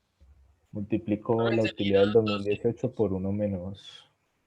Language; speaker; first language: Spanish; native; Spanish